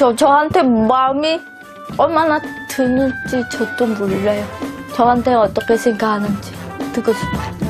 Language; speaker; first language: Korean; non-native, learner; Khmer